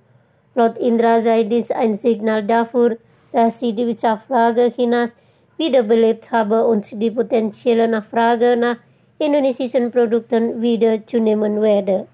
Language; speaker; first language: German; non-native, fluent; Indonesian